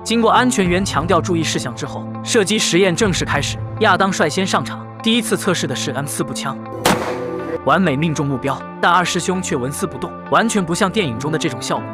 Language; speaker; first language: Chinese; native; Chinese